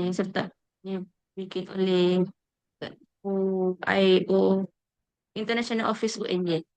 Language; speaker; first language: Indonesian; non-native, fluent; Malay